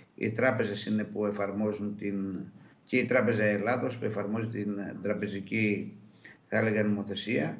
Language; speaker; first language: Greek; native; Greek